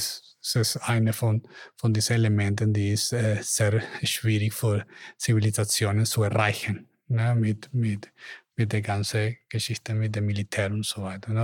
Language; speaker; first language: German; non-native, learner; Spanish